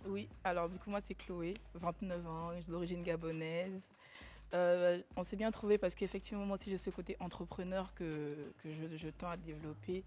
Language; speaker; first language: French; non-native, local second language; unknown